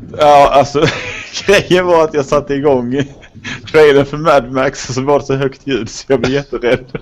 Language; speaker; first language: Swedish; native; Swedish